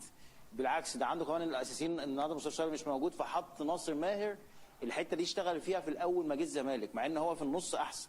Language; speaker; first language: Arabic; native; Arabic